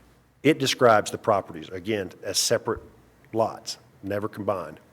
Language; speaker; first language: English; native; English